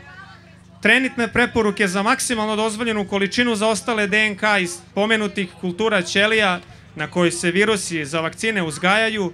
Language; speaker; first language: Serbian; native; Serbian